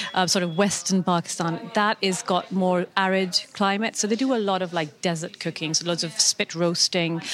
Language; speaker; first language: English; non-native, local second language; Urdu